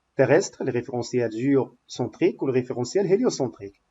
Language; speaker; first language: French; non-native, local second language; Arabic